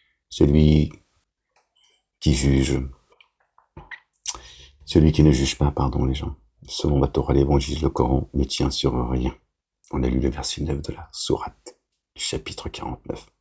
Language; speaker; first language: French; native; French